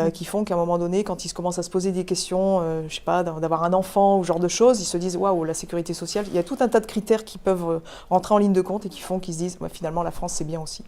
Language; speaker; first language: French; native; French